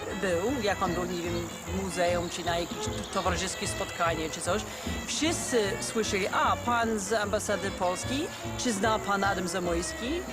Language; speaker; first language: Polish; non-native, fluent; English